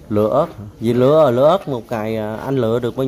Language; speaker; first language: Vietnamese; native; Vietnamese